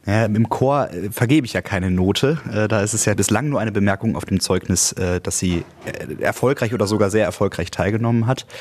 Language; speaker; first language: German; native; German